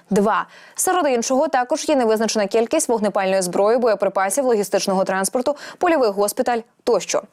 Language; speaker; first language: Ukrainian; native; Ukrainian